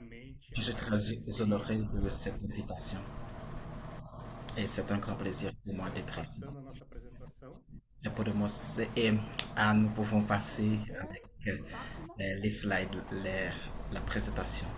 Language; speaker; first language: French; non-native, fluent; Portuguese